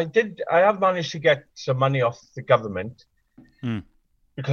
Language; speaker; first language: English; non-native, local second language; Welsh